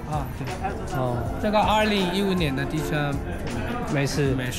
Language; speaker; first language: Chinese; non-native, learner; Nepali